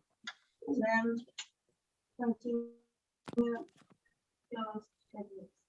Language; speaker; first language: English; non-native, learner; Spanish